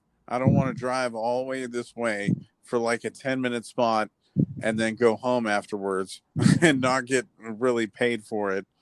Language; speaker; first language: English; native; English